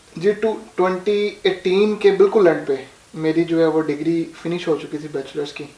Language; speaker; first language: Urdu; non-native, local second language; Punjabi